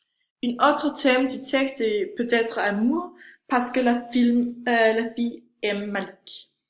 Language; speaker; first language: French; non-native, learner; Danish